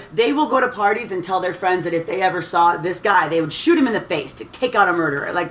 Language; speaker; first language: English; native; English